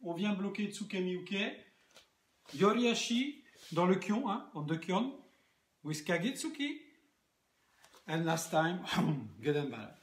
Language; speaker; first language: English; non-native, learner; French